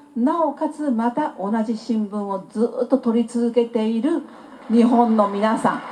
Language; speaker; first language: Japanese; non-native, fluent; Chinese